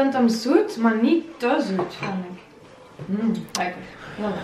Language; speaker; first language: Dutch; native; Dutch